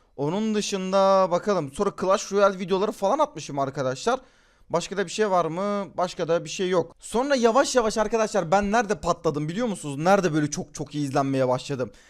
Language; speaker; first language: Turkish; native; Turkish